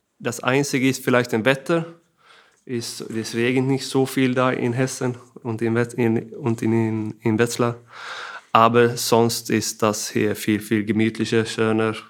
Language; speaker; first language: German; non-native, fluent; Swedish